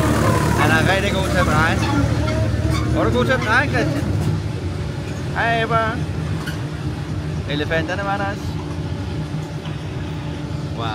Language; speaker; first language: Danish; native; Danish